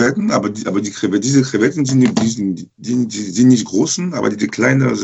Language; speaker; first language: German; non-native, local second language; French